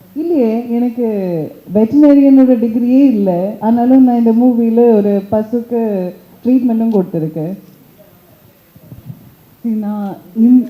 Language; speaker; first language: Tamil; early bilingual, heritage; Tamil